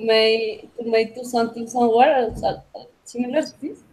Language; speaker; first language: English; non-native, learner; Spanish